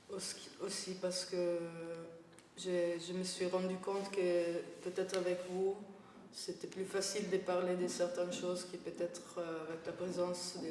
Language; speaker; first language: French; non-native, fluent; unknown